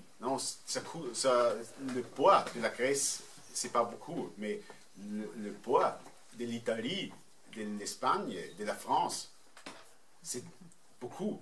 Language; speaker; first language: French; non-native, fluent; German